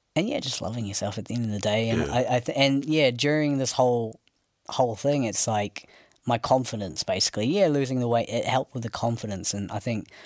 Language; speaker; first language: English; native; English